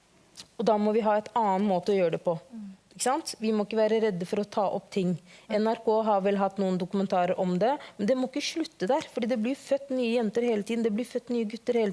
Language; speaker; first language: Norwegian; early bilingual, other home language; Somali